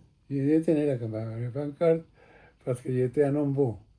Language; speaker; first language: French; non-native, fluent; Spanish